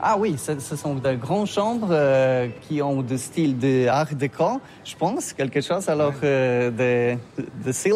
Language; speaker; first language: French; non-native, learner; Polish